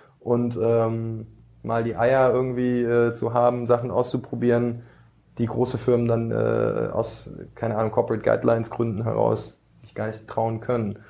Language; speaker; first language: German; early bilingual, other home language; Bosnian